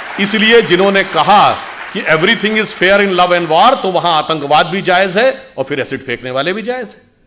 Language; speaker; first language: Hindi; native; Hindi